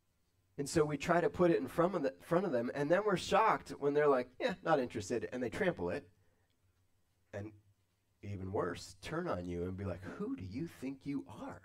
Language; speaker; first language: English; native; English